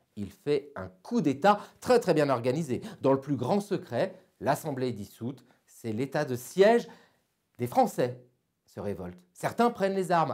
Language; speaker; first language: French; native; French